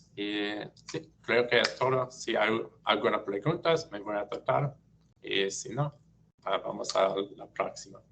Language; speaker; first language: Spanish; non-native, learner; English